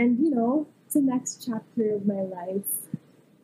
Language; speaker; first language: English; non-native, local second language; Hiligaynon